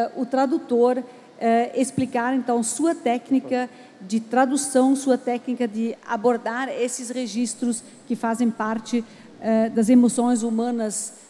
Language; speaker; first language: Portuguese; non-native, fluent; German